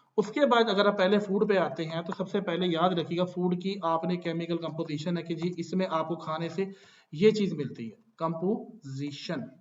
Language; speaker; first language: Urdu; non-native, local second language; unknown